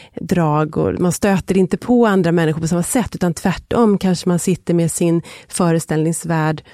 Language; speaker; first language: Swedish; native; Swedish